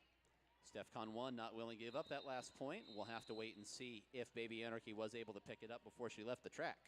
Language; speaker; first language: English; native; English